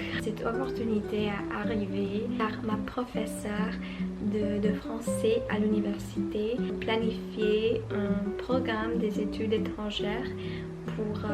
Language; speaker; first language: French; non-native, fluent; English